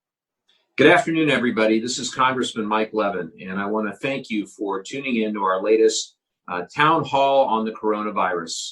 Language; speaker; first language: English; native; English